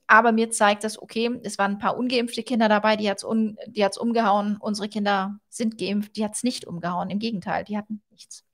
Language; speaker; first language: German; native; German